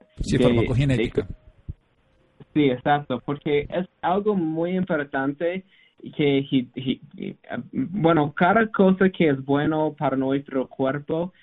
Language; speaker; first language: Spanish; non-native, learner; English